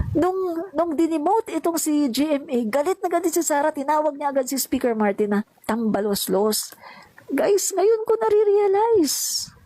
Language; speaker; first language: Filipino; non-native, local second language; Cebuano